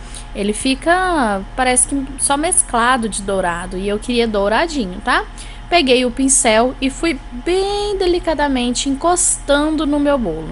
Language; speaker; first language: Portuguese; native; Portuguese